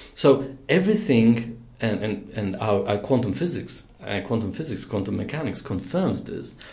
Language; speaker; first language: English; non-native, fluent; Polish